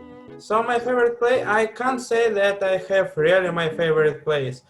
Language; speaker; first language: English; non-native, fluent; Russian